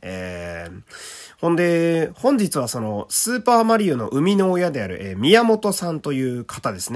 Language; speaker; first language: Japanese; native; Japanese